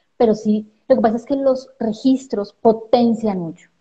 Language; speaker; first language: Spanish; native; Spanish